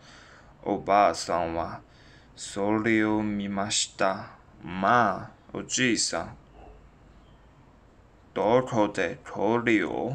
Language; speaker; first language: Japanese; non-native, learner; Chinese